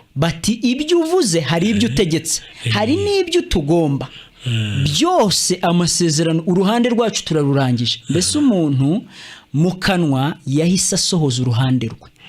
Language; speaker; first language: Kinyarwanda; native; Kinyarwanda